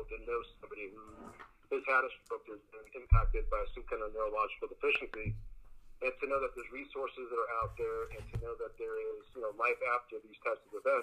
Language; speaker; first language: English; early bilingual, other home language; Spanish